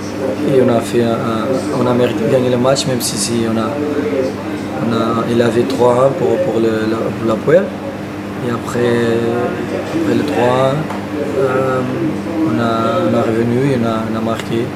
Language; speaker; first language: French; non-native, fluent; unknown